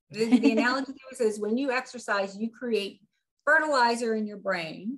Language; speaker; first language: English; native; English